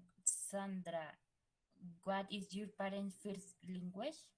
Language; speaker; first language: English; non-native, learner; Spanish